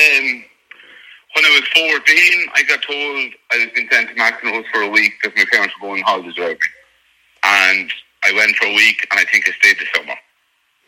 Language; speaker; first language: English; native; English